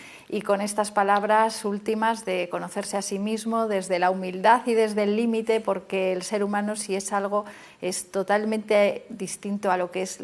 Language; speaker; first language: Spanish; native; Spanish